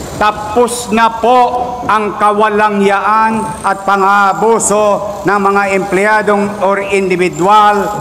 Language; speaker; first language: Filipino; native; Filipino